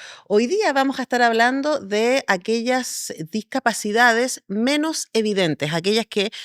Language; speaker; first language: Spanish; native; Spanish